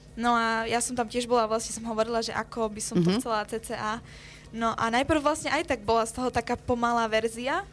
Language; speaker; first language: Slovak; early bilingual, other home language; Spanish